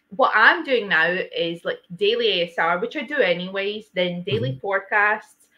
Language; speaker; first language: English; non-native, fluent; Latvian